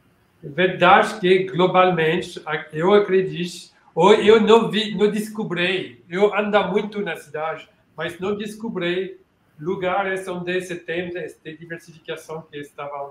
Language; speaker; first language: Portuguese; non-native, learner; French